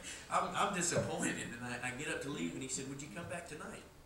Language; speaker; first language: English; native; English